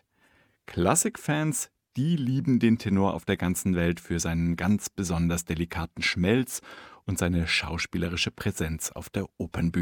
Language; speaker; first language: German; native; German